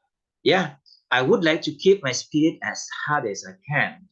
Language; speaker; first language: English; non-native, fluent; Indonesian